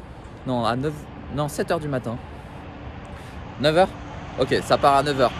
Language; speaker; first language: French; native; French